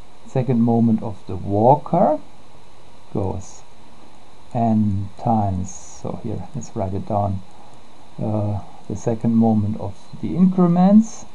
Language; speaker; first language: English; non-native, fluent; German